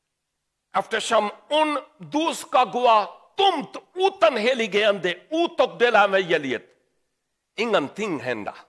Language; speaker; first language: Swedish; non-native, learner; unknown